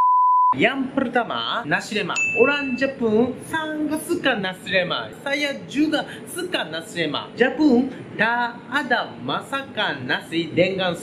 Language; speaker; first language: Indonesian; non-native, learner; Japanese